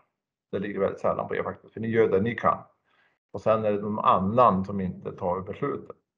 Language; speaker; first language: Swedish; native; Swedish